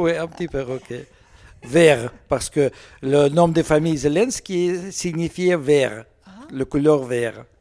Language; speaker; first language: French; non-native, learner; Russian